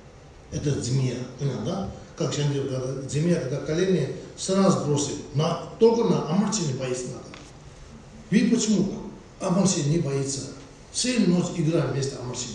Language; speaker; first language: Russian; non-native, learner; Tibetan